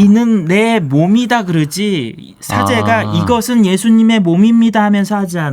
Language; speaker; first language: Korean; native; Korean